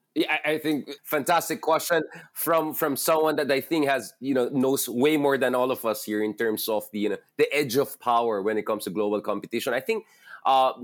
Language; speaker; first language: English; non-native, local second language; Filipino